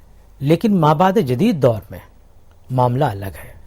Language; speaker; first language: Urdu; native; Urdu